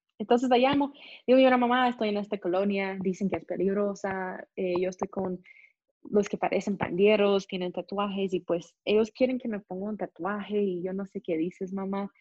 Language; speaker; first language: Spanish; non-native, fluent; English